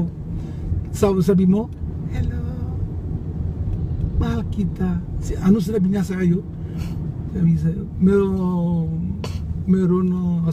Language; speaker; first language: Filipino; non-native, learner; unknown